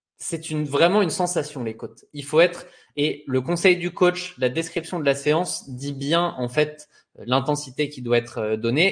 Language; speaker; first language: French; native; French